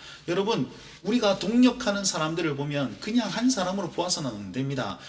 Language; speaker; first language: Korean; native; Korean